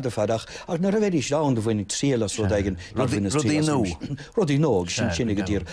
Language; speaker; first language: Irish; non-native, local second language; English